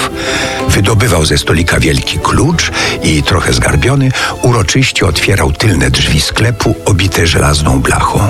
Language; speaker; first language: Polish; native; Polish